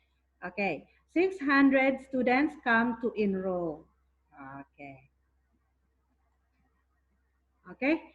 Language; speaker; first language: English; non-native, fluent; Thai